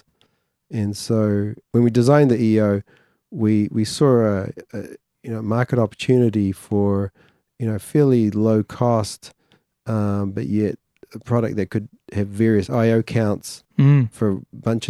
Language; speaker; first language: English; native; English